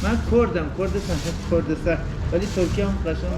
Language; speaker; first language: Persian; non-native, local second language; Kurdish